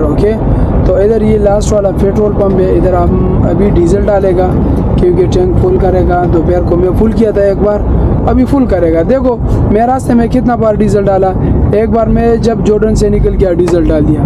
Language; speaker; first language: Hindi; non-native, local second language; Pashto